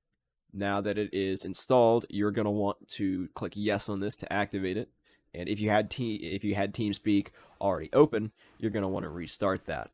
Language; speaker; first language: English; native; English